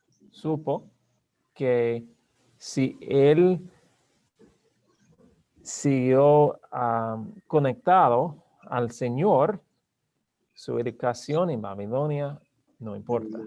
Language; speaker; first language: Spanish; non-native, learner; English